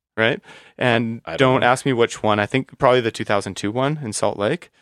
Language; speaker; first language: English; native; English